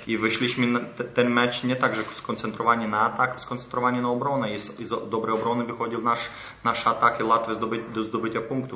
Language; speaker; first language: Polish; non-native, fluent; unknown